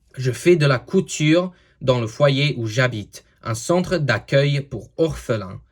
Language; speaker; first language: French; non-native, learner; English